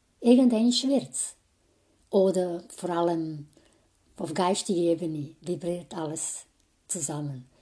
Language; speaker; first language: German; non-native, fluent; Croatian